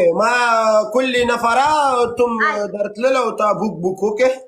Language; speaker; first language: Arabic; non-native, learner; Pashto